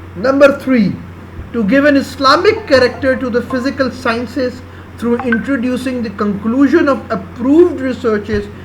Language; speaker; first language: English; non-native, local second language; Urdu